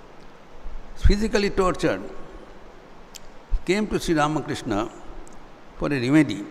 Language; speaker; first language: English; non-native, local second language; Hindi